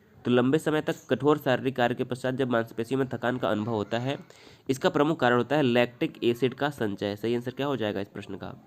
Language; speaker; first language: Hindi; native; Hindi